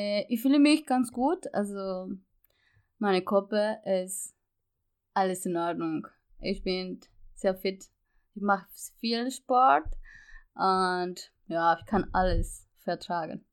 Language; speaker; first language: German; non-native, learner; Spanish